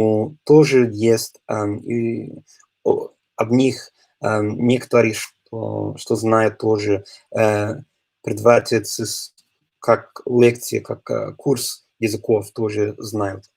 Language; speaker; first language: Russian; non-native, learner; English